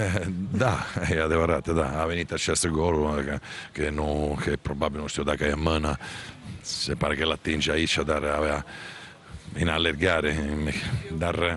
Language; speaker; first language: Romanian; non-native, fluent; Italian